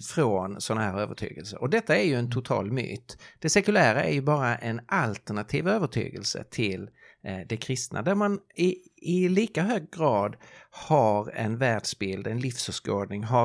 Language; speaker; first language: Swedish; native; Swedish